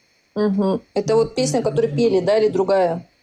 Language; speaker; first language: Russian; native; Russian